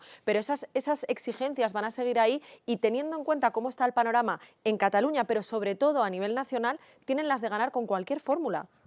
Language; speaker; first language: Spanish; native; Spanish